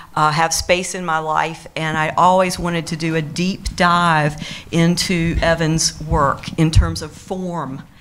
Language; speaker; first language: English; native; English